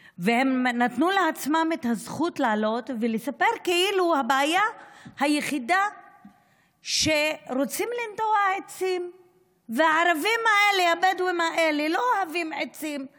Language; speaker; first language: Hebrew; non-native, local second language; Arabic